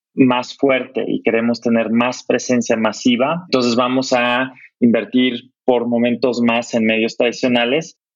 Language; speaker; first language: Spanish; non-native, fluent; German